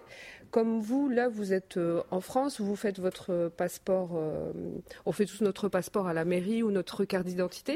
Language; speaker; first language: French; non-native, local second language; Arabic